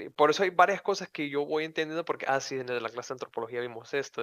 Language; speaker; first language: Spanish; native; Spanish